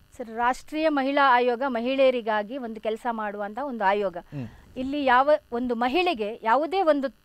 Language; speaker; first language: Kannada; non-native, local second language; Tulu